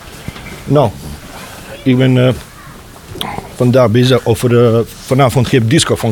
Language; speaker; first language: Dutch; non-native, learner; Bosnian